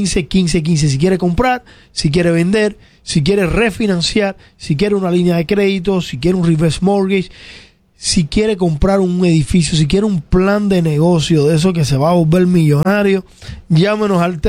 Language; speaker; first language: Spanish; native; Spanish